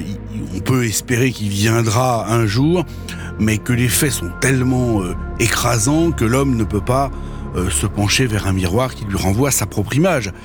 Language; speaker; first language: French; native; French